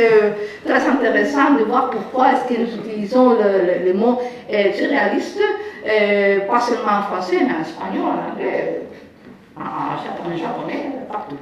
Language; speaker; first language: French; non-native, fluent; Spanish